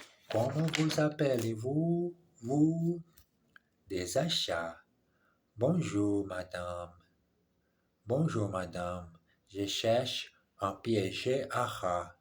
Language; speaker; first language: French; non-native, learner; English